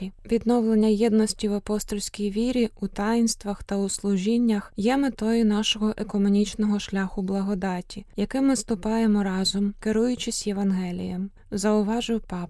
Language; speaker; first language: Ukrainian; native; Ukrainian